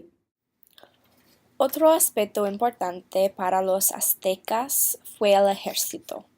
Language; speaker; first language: Spanish; non-native, learner; English